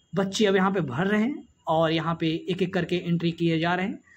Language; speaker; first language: Hindi; native; Hindi